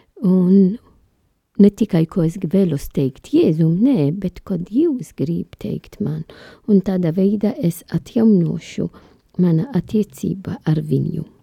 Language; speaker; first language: Latvian; non-native, learner; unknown